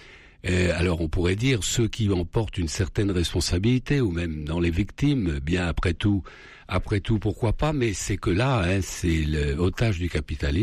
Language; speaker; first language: French; native; French